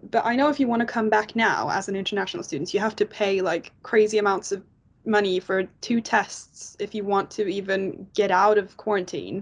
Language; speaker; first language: English; non-native, fluent; Norwegian